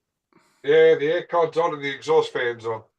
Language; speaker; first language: English; native; English